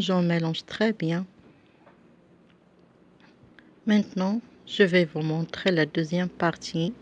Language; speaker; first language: French; non-native, local second language; Arabic